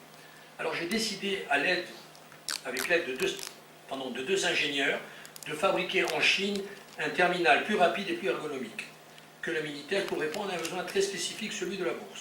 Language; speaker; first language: French; native; French